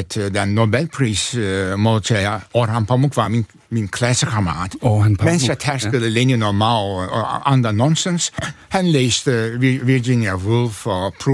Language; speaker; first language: Danish; non-native, fluent; Turkish